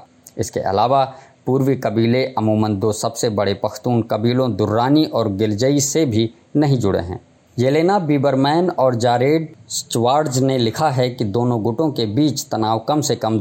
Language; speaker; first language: Hindi; native; Hindi